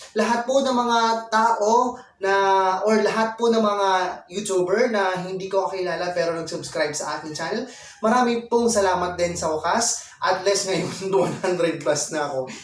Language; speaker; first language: Filipino; non-native, local second language; Waray